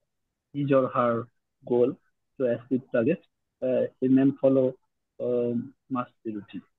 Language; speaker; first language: English; non-native, learner; Bangla